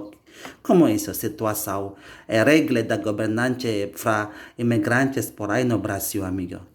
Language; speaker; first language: Portuguese; non-native, learner; Indonesian